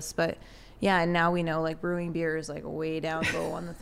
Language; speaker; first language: English; native; English